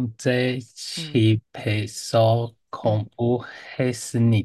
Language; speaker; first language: Korean; non-native, learner; Chinese